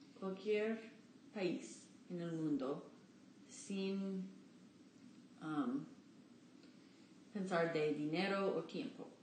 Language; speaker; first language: Spanish; non-native, learner; English